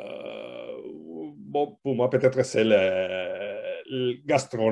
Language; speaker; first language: French; non-native, learner; Spanish